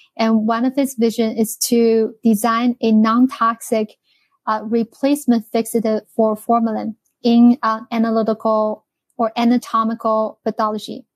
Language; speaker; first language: English; non-native, fluent; Chinese